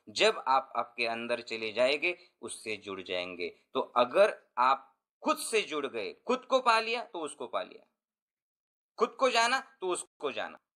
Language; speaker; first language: Hindi; non-native, local second language; Marathi